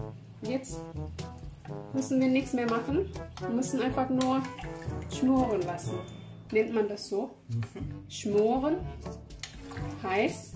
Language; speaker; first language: German; non-native, fluent; Thai